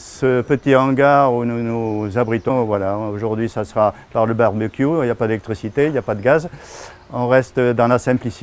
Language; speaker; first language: French; native; French